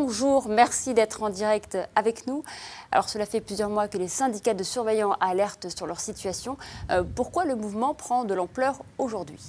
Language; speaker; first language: French; native; French